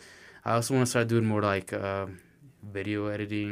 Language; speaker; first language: English; non-native, fluent; Spanish